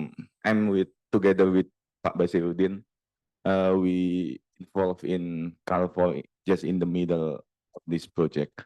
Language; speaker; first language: English; non-native, learner; Indonesian